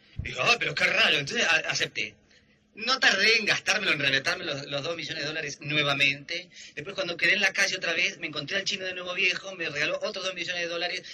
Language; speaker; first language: Spanish; native; Spanish